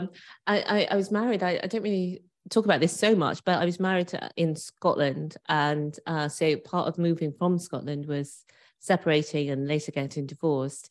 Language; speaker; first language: English; native; English